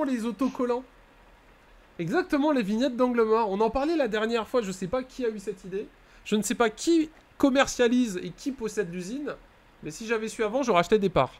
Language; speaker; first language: French; native; French